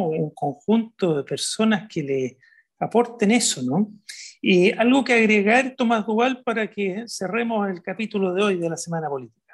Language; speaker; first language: Spanish; native; Spanish